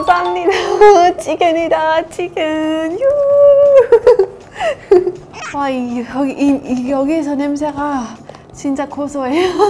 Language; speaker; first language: Korean; non-native, fluent; Persian